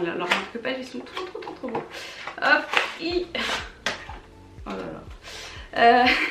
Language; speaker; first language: French; native; French